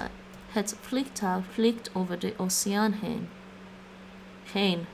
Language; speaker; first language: Dutch; non-native, learner; English